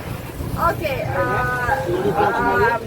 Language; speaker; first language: English; non-native, learner; Russian